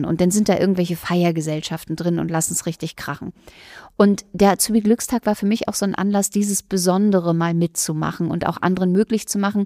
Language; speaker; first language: German; native; German